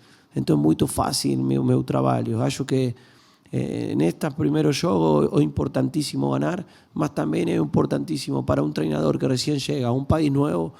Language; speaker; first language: Portuguese; non-native, learner; Spanish